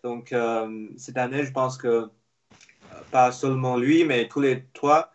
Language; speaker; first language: French; non-native, fluent; Chinese